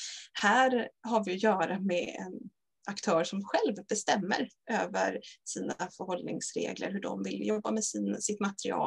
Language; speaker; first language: Swedish; native; Swedish